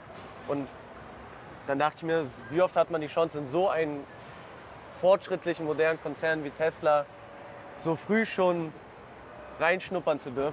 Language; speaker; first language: German; native; German